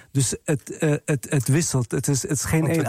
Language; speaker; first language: Dutch; non-native, fluent; Arabic